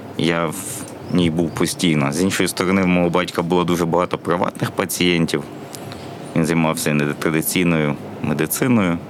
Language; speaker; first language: Ukrainian; native; Ukrainian